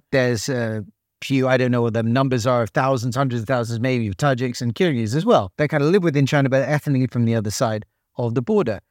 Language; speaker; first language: English; native; English